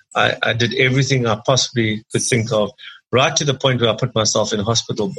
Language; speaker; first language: English; native; English